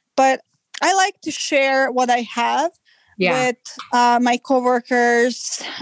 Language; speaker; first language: English; non-native, fluent; Serbian